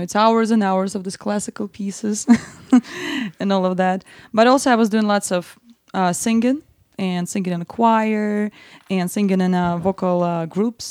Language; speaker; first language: English; non-native, fluent; Russian